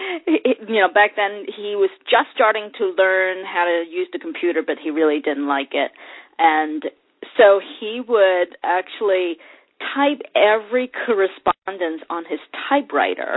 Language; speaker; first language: English; non-native, local second language; Cantonese